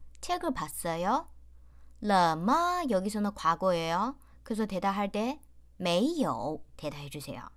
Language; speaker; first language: Korean; non-native, fluent; Chinese